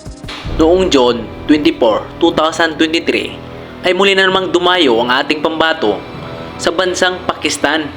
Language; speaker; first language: Filipino; native; Filipino